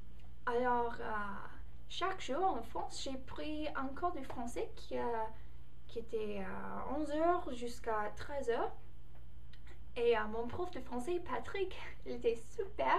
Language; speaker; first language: French; non-native, learner; English